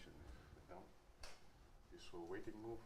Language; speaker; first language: English; non-native, learner; Wolof